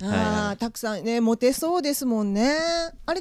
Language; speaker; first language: Japanese; native; Japanese